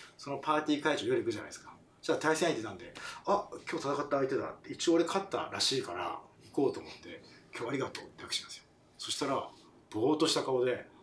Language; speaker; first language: Japanese; non-native, fluent; French